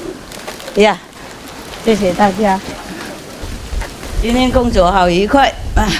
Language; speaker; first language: Chinese; non-native, fluent; Vietnamese